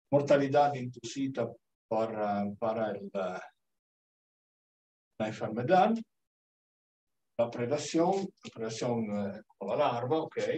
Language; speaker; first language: Spanish; non-native, learner; Italian